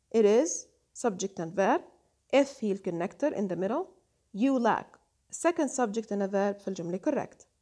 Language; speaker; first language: English; non-native, fluent; Arabic